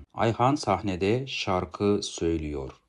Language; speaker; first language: Turkish; non-native, fluent; Kazakh